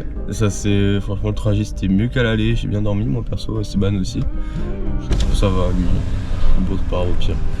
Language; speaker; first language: French; native; French